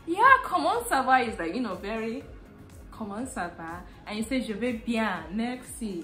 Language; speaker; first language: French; non-native, fluent; English